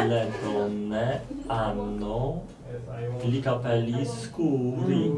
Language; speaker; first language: Italian; non-native, learner; Polish